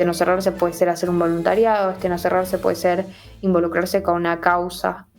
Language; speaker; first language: Spanish; native; Spanish